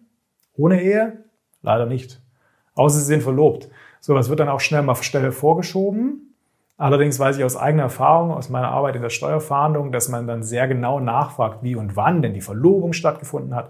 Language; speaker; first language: German; native; German